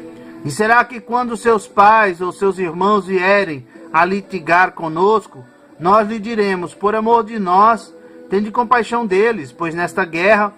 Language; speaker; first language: Portuguese; native; Portuguese